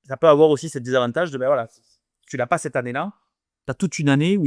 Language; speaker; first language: French; native; French